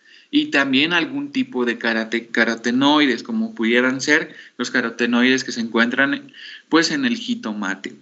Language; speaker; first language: Spanish; native; Spanish